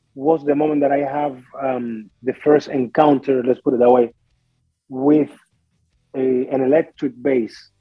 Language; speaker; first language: English; non-native, fluent; Spanish